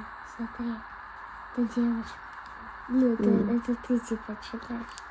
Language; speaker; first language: Russian; early bilingual, other home language; Armenian